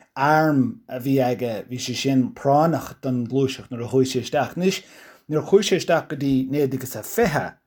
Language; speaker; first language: Irish; non-native, local second language; English